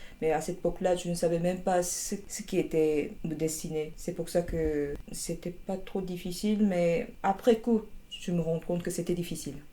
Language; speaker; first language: French; non-native, fluent; Korean